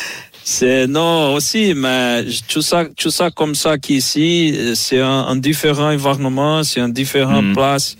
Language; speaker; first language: French; non-native, fluent; Portuguese